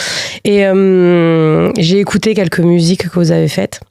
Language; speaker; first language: French; native; French